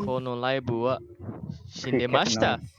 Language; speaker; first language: Japanese; non-native, learner; Malay